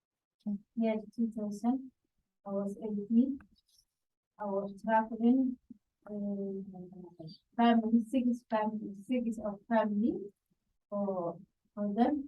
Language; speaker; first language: English; non-native, learner; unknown